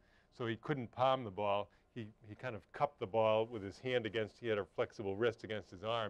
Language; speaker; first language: English; native; English